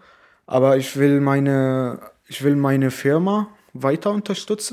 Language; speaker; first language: German; non-native, learner; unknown